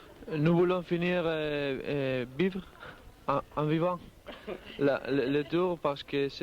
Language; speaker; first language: French; non-native, learner; Spanish